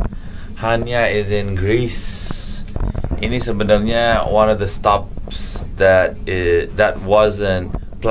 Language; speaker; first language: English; non-native, fluent; Indonesian